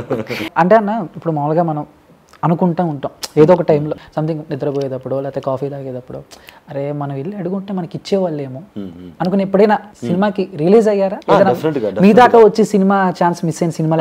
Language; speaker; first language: Telugu; native; Telugu